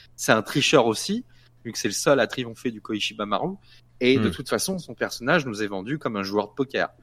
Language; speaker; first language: French; native; French